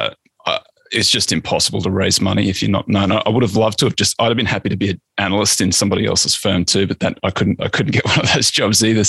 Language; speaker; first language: English; native; English